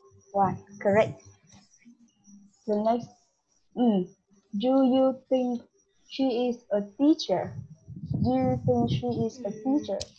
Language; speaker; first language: English; non-native, learner; Vietnamese